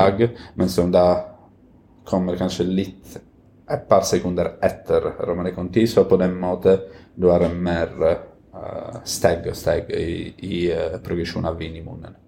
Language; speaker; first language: Norwegian; non-native, fluent; Italian